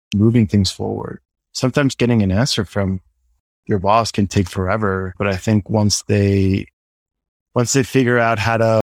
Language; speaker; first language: English; non-native, fluent; Spanish